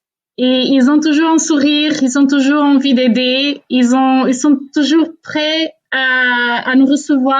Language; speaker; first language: French; non-native, fluent; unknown